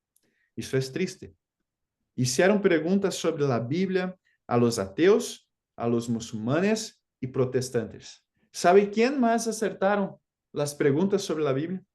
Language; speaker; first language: Spanish; non-native, fluent; Portuguese